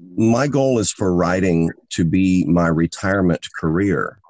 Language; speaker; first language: English; native; English